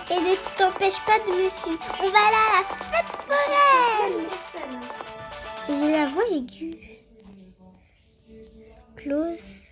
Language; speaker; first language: French; native; French